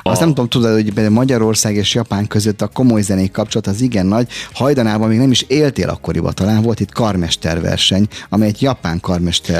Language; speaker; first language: Hungarian; native; Hungarian